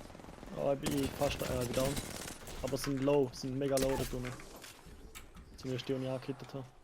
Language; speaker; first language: German; native; German